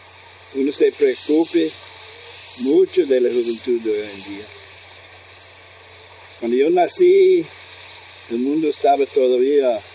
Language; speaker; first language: Spanish; non-native, fluent; English